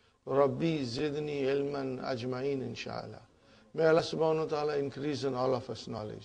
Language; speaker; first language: Arabic; non-native, fluent; Urdu